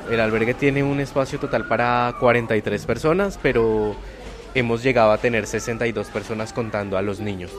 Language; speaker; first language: Spanish; native; Spanish